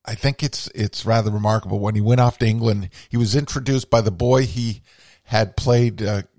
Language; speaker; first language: English; native; English